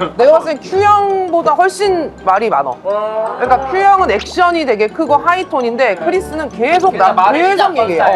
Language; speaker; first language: Korean; native; Korean